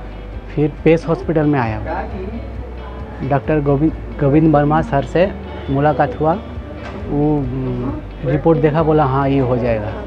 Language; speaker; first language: Hindi; non-native, local second language; Bangla